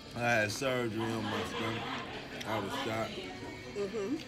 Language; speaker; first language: English; native; English